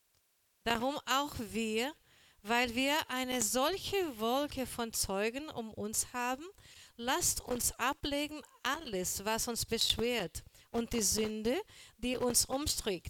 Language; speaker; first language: German; non-native, learner; Portuguese